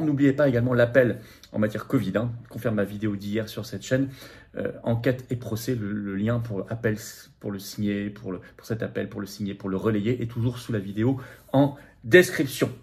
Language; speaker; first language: French; native; French